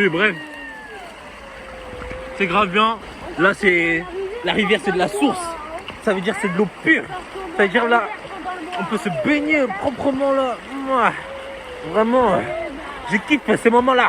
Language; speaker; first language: French; native; French